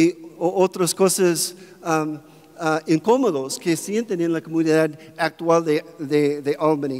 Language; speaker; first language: Spanish; non-native, fluent; English